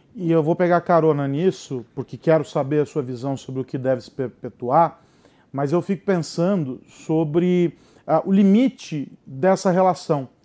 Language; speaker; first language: Portuguese; native; Portuguese